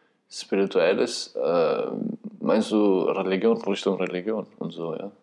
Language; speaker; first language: German; non-native, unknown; Albanian